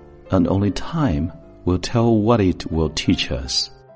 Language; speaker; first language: English; non-native, fluent; Chinese